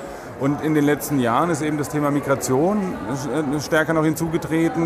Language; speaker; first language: German; native; German